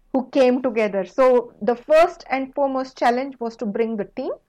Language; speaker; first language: English; non-native, local second language; Kannada